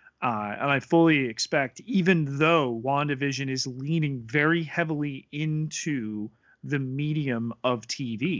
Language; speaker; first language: English; native; English